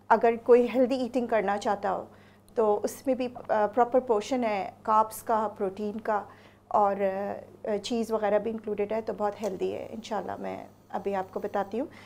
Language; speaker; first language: Urdu; native; Urdu